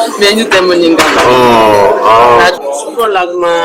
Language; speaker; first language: Korean; non-native, learner; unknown